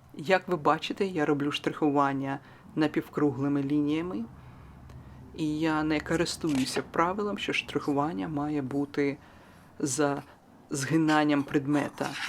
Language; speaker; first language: Ukrainian; non-native, local second language; Russian